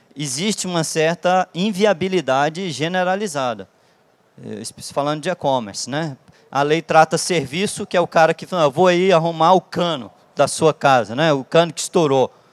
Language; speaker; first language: Portuguese; native; Portuguese